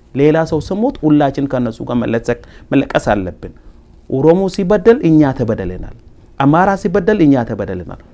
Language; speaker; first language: Amharic; non-native, local second language; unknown